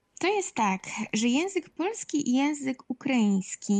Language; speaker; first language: Ukrainian; non-native, learner; Polish